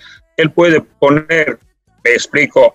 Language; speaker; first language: Spanish; non-native, fluent; Serbian